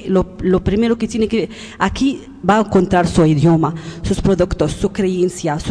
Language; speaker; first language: Spanish; non-native, learner; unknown